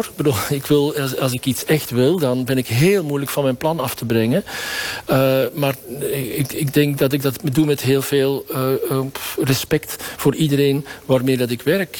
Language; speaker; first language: Dutch; native; Dutch